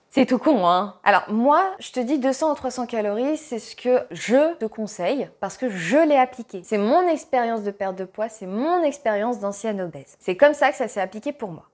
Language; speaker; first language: French; native; French